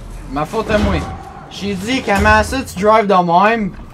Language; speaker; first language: French; native; French